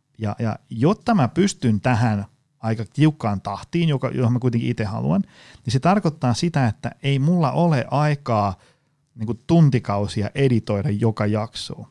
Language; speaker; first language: Finnish; native; Finnish